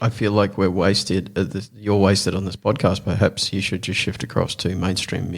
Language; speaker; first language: English; native; English